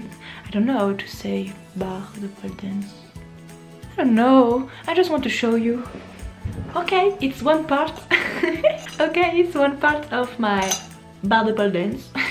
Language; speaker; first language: English; non-native, learner; French